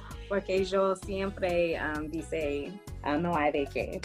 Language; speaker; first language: Spanish; early bilingual, heritage; English